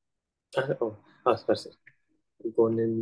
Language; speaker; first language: Korean; non-native, learner; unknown